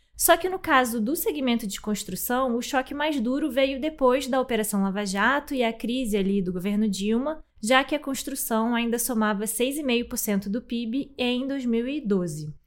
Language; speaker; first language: Portuguese; native; Portuguese